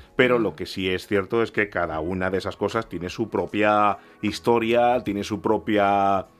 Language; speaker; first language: Spanish; early bilingual, other home language; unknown